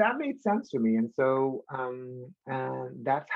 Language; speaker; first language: English; non-native, local second language; Filipino